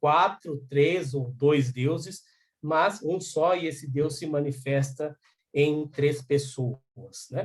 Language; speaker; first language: Portuguese; native; Portuguese